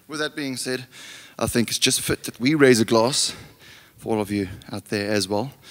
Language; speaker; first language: English; non-native, local second language; Afrikaans